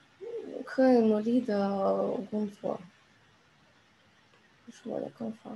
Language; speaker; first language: Chinese; non-native, learner; Russian